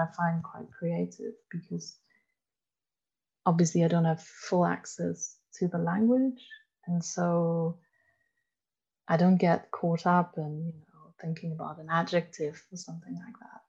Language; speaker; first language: English; non-native, fluent; German